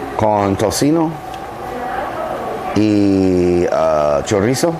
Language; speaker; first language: Spanish; non-native, learner; English